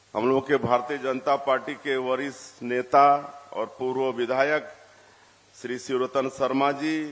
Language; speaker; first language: Hindi; native; Hindi